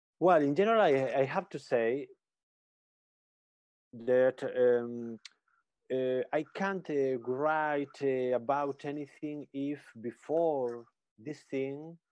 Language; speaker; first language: English; non-native, learner; Spanish